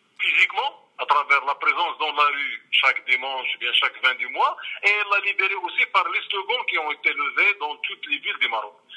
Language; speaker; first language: French; non-native, local second language; Arabic